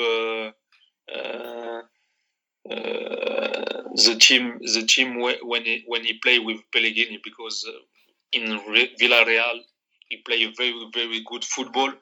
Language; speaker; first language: English; non-native, learner; Arabic